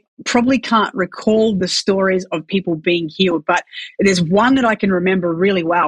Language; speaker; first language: English; native; English